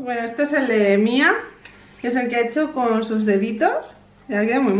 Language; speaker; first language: Spanish; native; Spanish